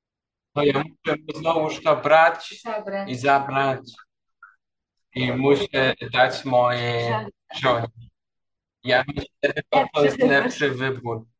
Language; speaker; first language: Polish; non-native, learner; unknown